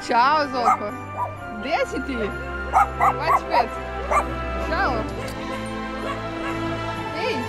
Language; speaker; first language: Serbian; native; Serbian